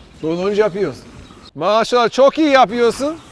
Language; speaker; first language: Turkish; non-native, learner; English